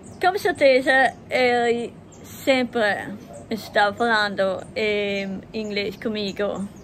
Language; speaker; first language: Portuguese; non-native, learner; German